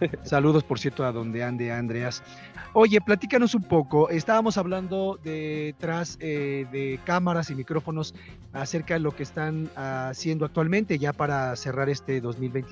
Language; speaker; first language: Spanish; native; Spanish